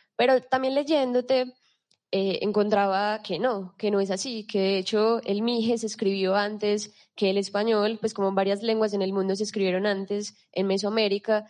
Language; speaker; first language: Spanish; native; Spanish